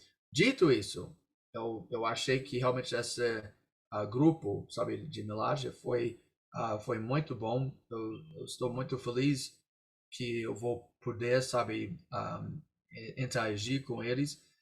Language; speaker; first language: Portuguese; non-native, fluent; English